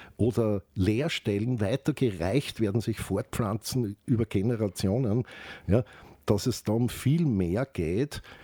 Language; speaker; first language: German; native; German